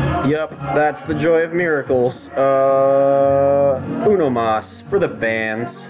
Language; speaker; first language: English; native; English